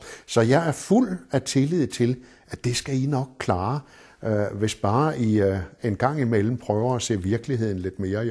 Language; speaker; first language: Danish; native; Danish